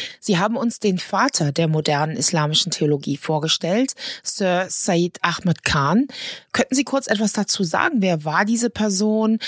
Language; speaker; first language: German; native; German